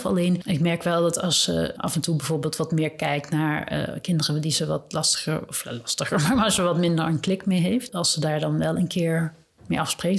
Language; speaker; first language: Dutch; native; Dutch